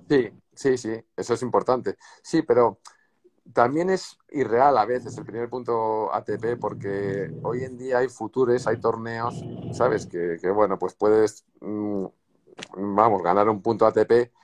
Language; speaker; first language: Spanish; native; Spanish